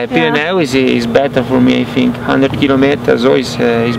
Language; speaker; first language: English; non-native, learner; Italian